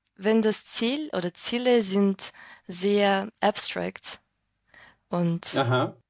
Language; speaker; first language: German; non-native, fluent; Ukrainian